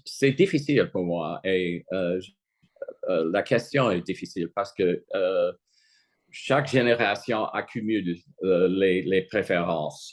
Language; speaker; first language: French; non-native, fluent; English